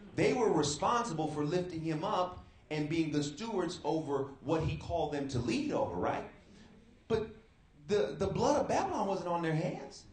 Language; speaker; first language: English; native; English